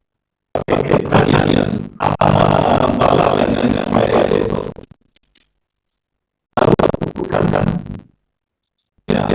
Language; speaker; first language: Indonesian; non-native, learner; English